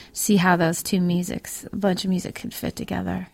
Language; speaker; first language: English; native; English